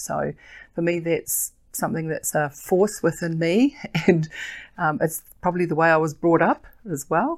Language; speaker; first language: English; native; English